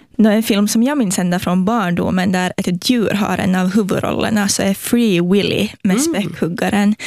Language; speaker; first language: Swedish; native; Swedish